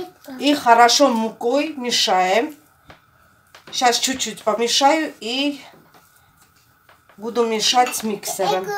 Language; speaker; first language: Russian; non-native, fluent; Armenian